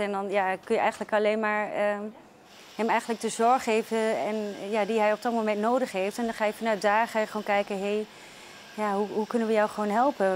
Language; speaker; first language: Dutch; native; Dutch